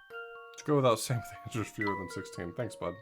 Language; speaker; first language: English; native; English